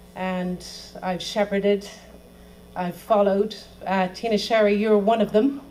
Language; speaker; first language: English; native; English